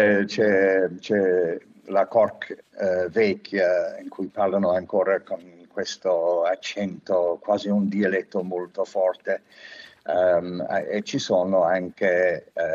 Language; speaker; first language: Italian; non-native, fluent; English